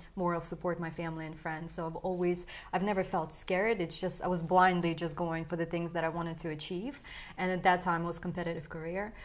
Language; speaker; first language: English; early bilingual, other home language; Russian